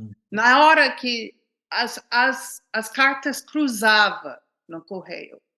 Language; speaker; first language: Portuguese; non-native, fluent; English